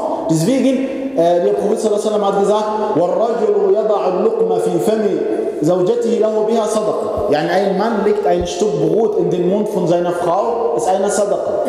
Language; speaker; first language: German; non-native, fluent; Arabic